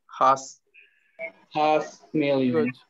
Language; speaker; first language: English; non-native, learner; Spanish